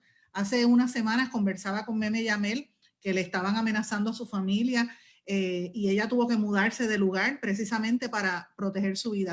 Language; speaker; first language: Spanish; native; Spanish